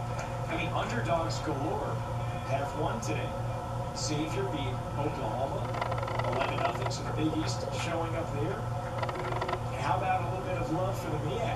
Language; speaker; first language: English; native; English